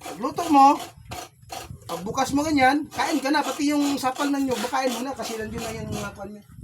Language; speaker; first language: Filipino; non-native, local second language; Cebuano